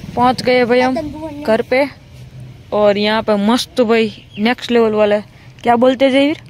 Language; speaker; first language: Hindi; non-native, local second language; Gujarati